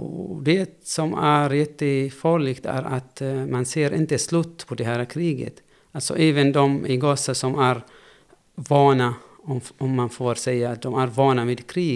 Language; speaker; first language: Swedish; non-native, fluent; Arabic